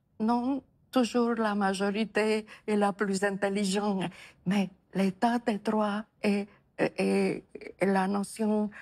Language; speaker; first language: French; non-native, fluent; Romanian